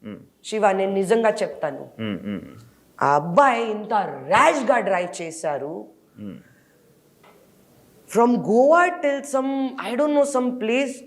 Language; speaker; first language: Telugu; non-native, local second language; Hindi